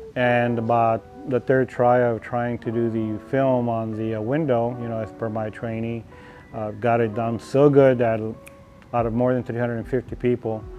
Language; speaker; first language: English; native; English